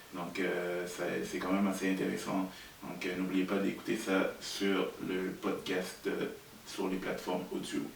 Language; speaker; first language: French; early bilingual, other home language; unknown